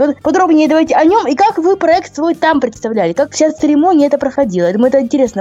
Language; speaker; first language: Russian; native; Russian